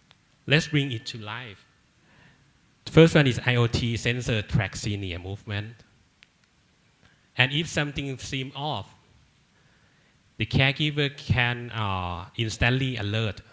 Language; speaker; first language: English; non-native, learner; Thai